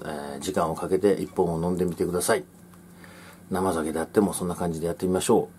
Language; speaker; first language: Japanese; native; Japanese